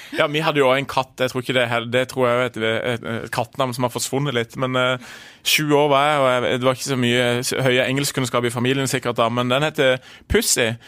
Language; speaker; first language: Norwegian; native; Norwegian